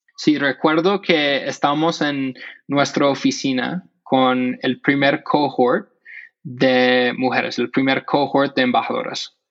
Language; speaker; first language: Spanish; non-native, fluent; English